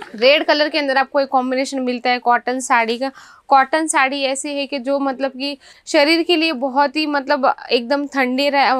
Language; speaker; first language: Hindi; native; Hindi